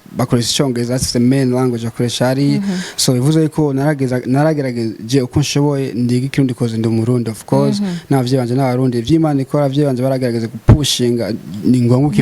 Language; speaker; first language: Rundi; early bilingual, heritage; Rundi